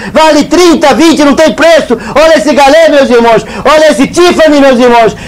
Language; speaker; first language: Portuguese; non-native, fluent; Arabic